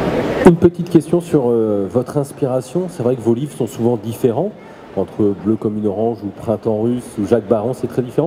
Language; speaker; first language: French; native; French